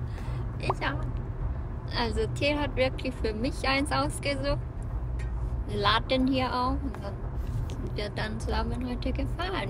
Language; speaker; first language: German; non-native, learner; Korean